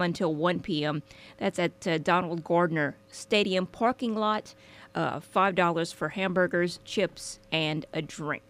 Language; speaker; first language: English; early bilingual, other home language; French